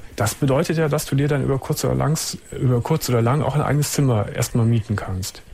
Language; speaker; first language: German; native; German